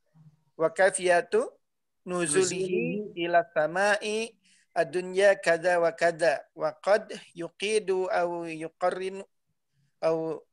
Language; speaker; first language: Arabic; non-native, learner; Indonesian